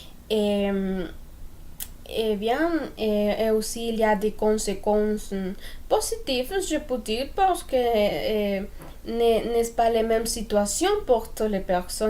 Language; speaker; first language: French; non-native, learner; Spanish